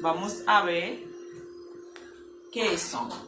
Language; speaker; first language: Spanish; non-native, learner; Haitian Creole